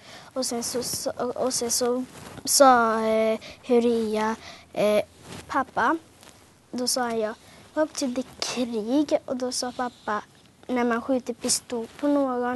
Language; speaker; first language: Swedish; early bilingual, other home language; Somali